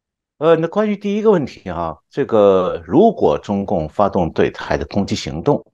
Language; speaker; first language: Chinese; native; Chinese